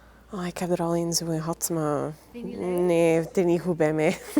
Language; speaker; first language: Dutch; non-native, fluent; English